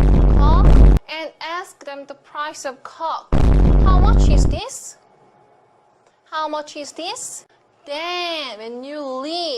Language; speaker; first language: English; non-native, fluent; Korean